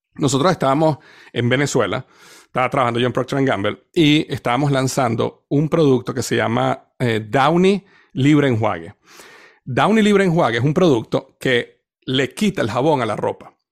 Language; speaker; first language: Spanish; native; Spanish